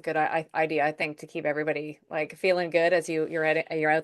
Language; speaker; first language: English; native; English